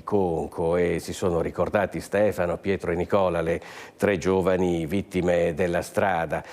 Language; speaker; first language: Italian; native; Italian